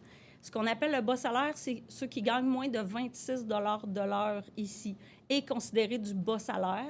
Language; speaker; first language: French; native; French